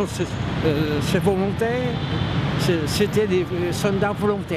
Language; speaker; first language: French; non-native, local second language; Vietnamese